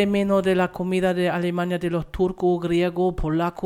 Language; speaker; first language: Spanish; non-native, fluent; German